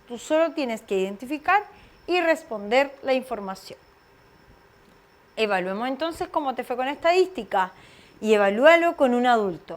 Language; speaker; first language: Spanish; native; Spanish